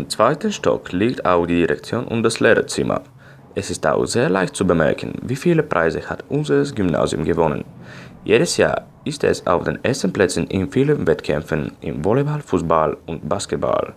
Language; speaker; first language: German; non-native, learner; Bulgarian